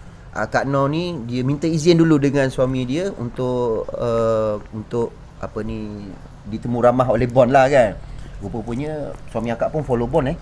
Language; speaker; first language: Malay; native; Malay